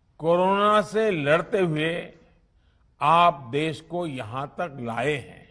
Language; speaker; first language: Hindi; non-native, local second language; Gujarati